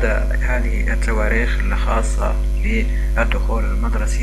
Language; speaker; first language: Arabic; native; Arabic